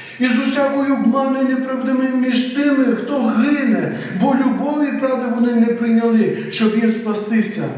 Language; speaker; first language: Ukrainian; native; Ukrainian